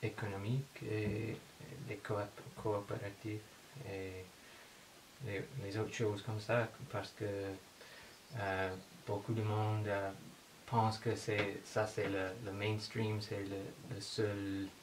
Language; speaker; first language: French; non-native, learner; English